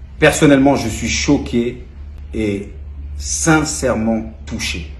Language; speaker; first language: French; native; French